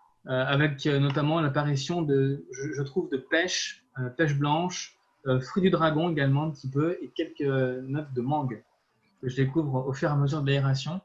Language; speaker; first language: French; native; French